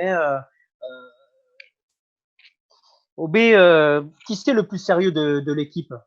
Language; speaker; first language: French; native; French